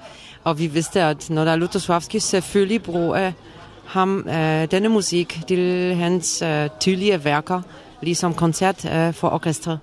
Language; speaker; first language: Danish; non-native, fluent; Polish